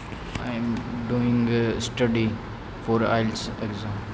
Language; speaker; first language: English; non-native, learner; Haryanvi